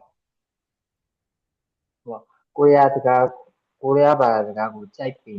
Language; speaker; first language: Korean; non-native, learner; Burmese